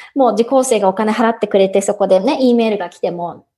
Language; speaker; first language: Japanese; native; Japanese